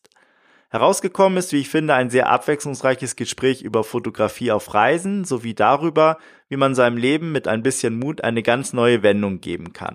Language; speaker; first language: German; native; German